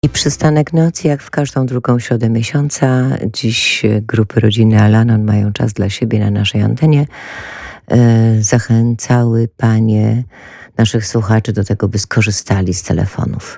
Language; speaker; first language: Polish; native; Polish